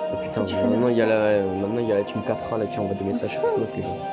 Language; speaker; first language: French; native; French